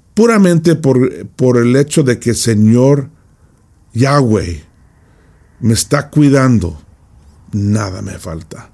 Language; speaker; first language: Spanish; non-native, fluent; English